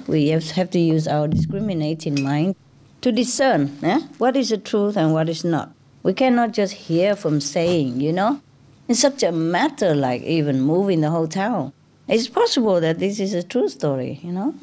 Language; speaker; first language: English; non-native, fluent; Vietnamese